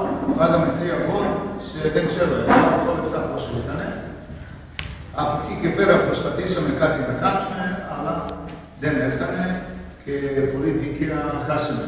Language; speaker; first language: Greek; non-native, fluent; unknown